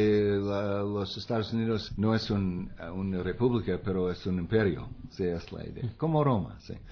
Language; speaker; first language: Spanish; non-native, fluent; English